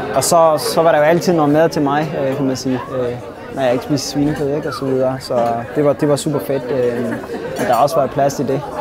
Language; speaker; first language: Danish; early bilingual, other home language; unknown